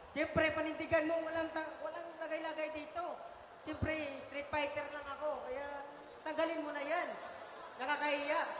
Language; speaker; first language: Filipino; non-native, local second language; Cebuano